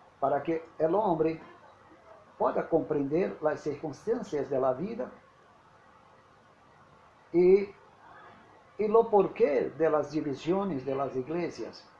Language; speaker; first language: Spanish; non-native, learner; Portuguese